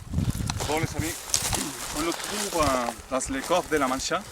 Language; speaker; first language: French; non-native, fluent; Spanish